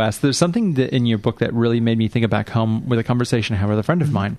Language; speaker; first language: English; native; English